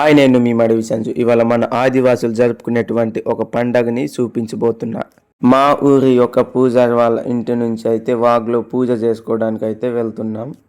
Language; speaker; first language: Telugu; non-native, local second language; Koya